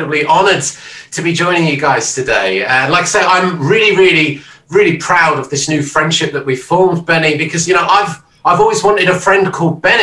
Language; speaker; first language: English; native; English